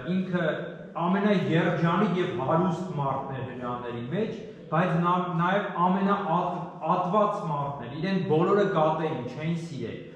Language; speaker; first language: Armenian; native; Armenian